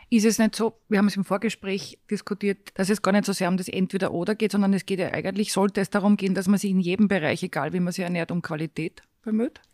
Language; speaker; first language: German; native; German